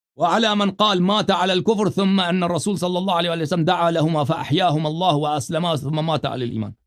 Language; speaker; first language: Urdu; non-native, fluent; Persian